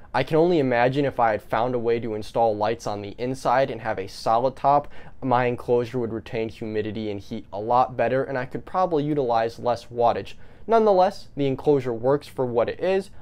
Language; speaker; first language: English; native; English